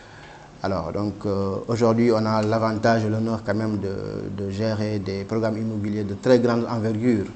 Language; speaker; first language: French; non-native, local second language; Wolof